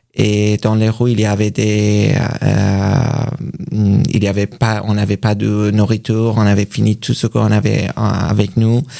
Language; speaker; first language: French; non-native, learner; Persian